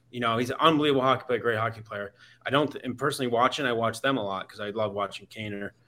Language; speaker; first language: English; native; English